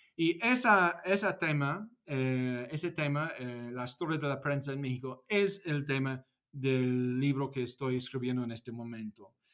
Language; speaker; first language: Spanish; non-native, fluent; English